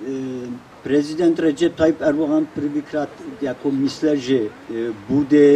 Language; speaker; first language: Czech; non-native, learner; Kurdish